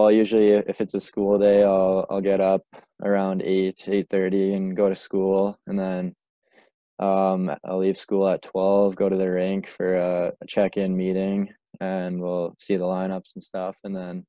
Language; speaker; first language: English; native; English